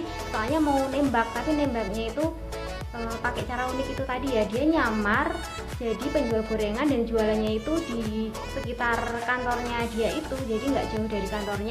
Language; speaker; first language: Indonesian; native; Indonesian